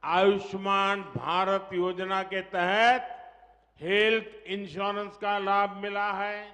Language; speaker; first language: Hindi; non-native, local second language; Gujarati